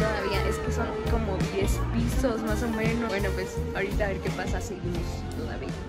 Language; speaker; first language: Spanish; native; Spanish